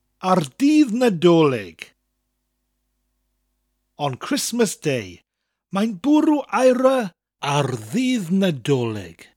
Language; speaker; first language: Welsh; non-native, fluent; English